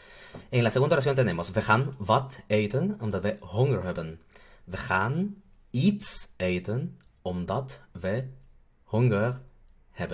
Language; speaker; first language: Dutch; non-native, fluent; Spanish